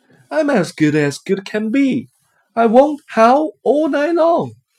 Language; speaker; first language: English; non-native, fluent; Chinese